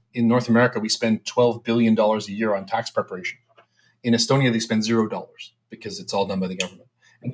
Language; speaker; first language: English; native; English